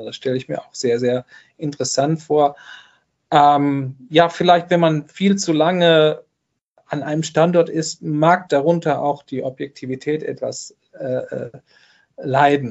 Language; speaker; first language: German; native; German